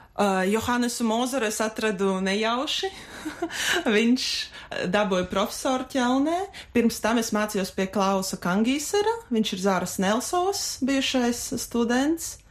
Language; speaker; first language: Latvian; non-native, local second language; Russian